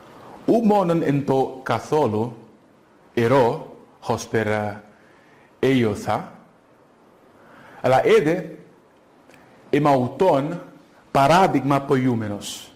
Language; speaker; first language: Greek; non-native, fluent; Portuguese